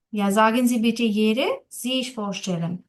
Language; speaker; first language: German; non-native, learner; Bangla